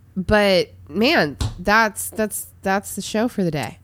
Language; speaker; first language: English; native; English